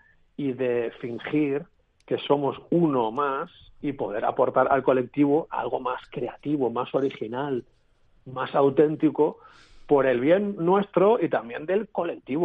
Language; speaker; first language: Spanish; native; Spanish